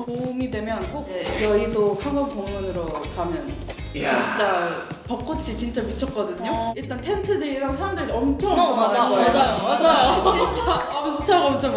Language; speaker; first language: Korean; non-native, fluent; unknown